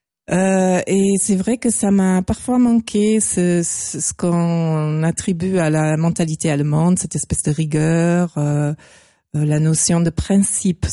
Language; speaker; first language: French; non-native, fluent; German